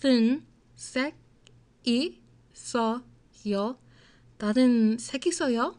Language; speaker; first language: Korean; non-native, learner; English